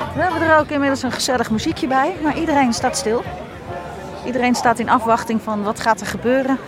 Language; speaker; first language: Dutch; native; Dutch